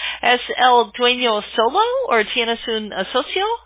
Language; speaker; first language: Spanish; non-native, learner; English